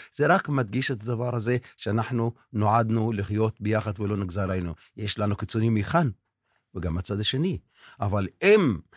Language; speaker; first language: Hebrew; non-native, local second language; Arabic